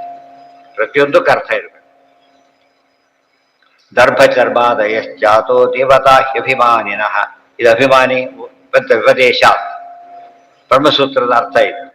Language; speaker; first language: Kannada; native; Kannada